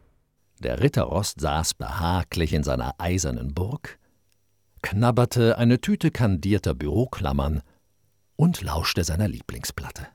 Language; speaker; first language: German; native; German